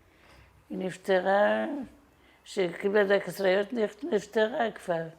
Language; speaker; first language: Hebrew; non-native, fluent; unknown